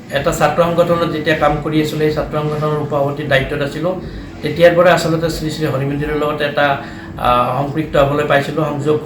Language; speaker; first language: Assamese; native; Assamese